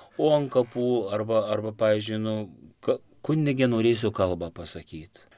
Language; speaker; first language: Lithuanian; native; Lithuanian